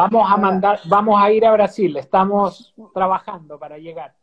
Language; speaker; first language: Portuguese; non-native, learner; Spanish